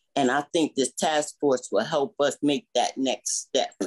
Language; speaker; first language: English; native; English